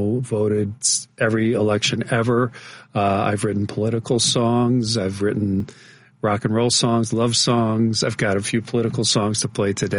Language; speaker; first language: English; native; English